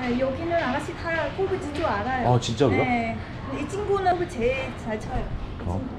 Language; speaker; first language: Korean; non-native, local second language; Vietnamese